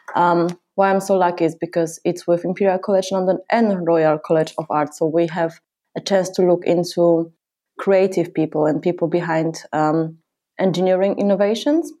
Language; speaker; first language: English; non-native, fluent; Polish